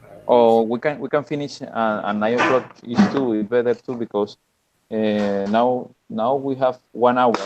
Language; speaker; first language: English; non-native, learner; Spanish